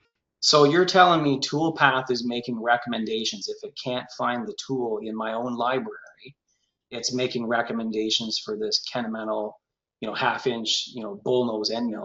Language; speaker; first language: English; native; English